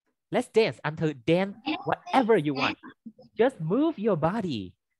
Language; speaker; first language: English; non-native, fluent; Vietnamese